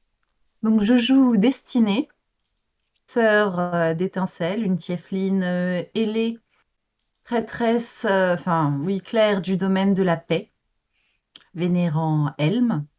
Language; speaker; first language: French; native; French